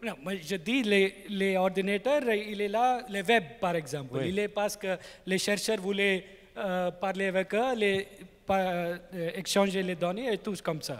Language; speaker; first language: French; non-native, learner; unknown